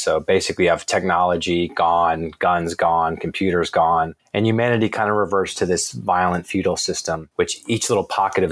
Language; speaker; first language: English; native; English